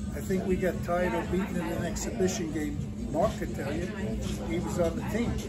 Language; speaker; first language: English; native; English